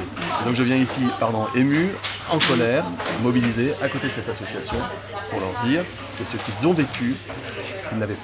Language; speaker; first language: French; native; French